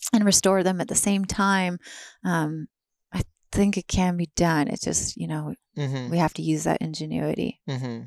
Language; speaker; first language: English; native; English